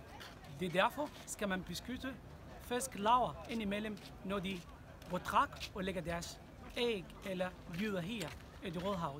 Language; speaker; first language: Danish; non-native, fluent; Arabic